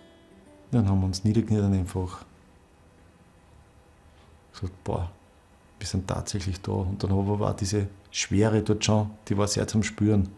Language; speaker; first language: German; native; German